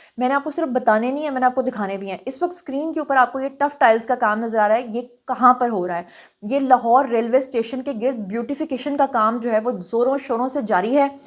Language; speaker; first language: Urdu; non-native, local second language; Punjabi